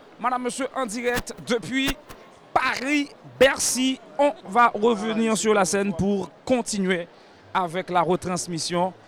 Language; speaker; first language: French; non-native, local second language; Haitian Creole